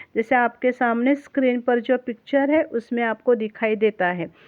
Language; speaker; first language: Hindi; non-native, local second language; Marathi